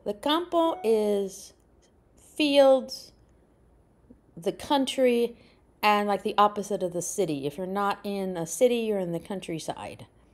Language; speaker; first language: English; native; English